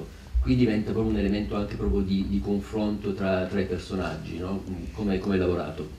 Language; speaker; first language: Italian; native; Italian